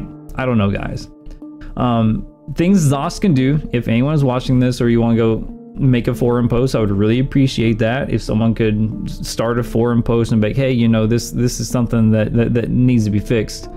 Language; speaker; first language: English; native; English